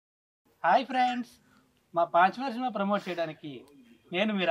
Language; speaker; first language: Telugu; native; Telugu